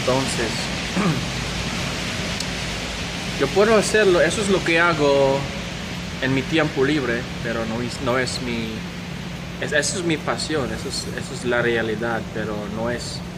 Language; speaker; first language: Spanish; non-native, fluent; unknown